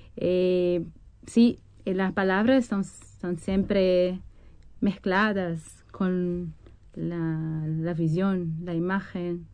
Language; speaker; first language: Spanish; non-native, fluent; Portuguese